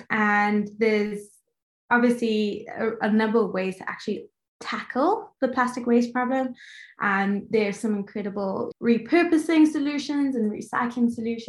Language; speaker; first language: English; native; English